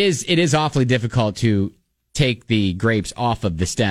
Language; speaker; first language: English; native; English